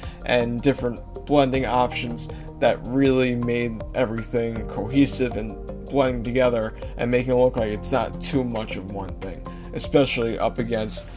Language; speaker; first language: English; native; English